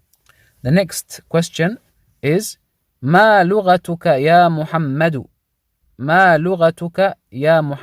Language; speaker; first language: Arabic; non-native, fluent; English